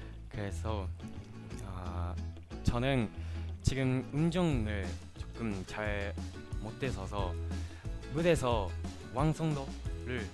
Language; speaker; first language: Korean; non-native, learner; Japanese